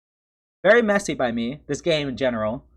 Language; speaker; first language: English; native; English